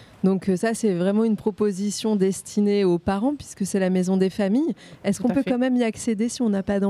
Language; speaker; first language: French; native; French